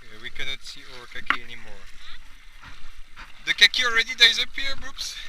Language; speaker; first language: English; non-native, learner; French